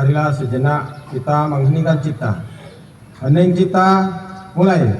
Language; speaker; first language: Indonesian; native; Indonesian